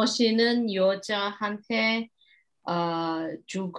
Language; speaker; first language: Korean; non-native, learner; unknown